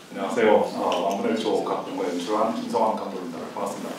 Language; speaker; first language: Korean; native; Korean